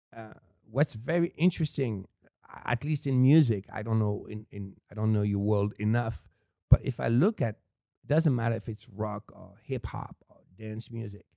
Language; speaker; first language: English; non-native, fluent; French